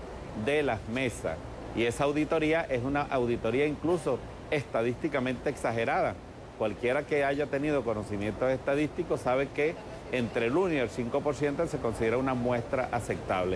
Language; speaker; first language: Spanish; native; Spanish